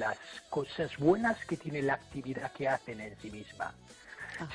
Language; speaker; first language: Spanish; non-native, fluent; English